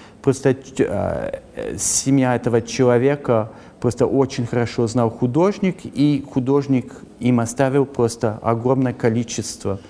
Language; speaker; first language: Russian; early bilingual, heritage; Russian